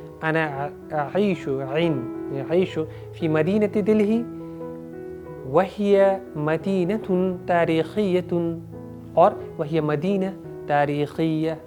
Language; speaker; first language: Arabic; non-native, fluent; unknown